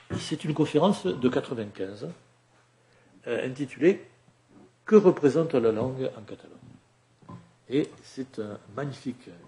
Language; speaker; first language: French; native; French